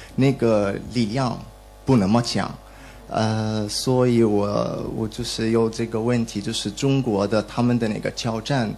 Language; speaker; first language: Chinese; non-native, learner; Arabic